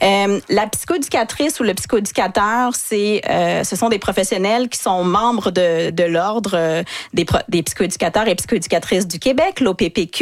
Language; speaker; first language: French; native; French